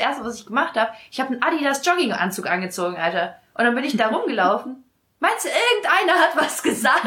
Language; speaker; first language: German; early bilingual, other home language; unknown